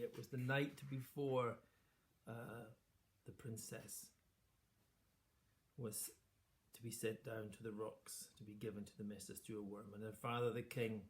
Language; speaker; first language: English; native; English